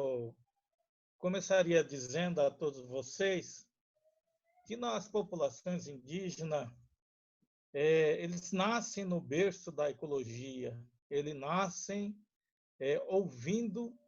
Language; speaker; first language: Portuguese; non-native, local second language; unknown